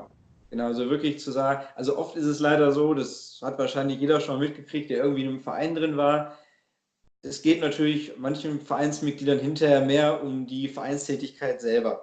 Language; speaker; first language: German; native; German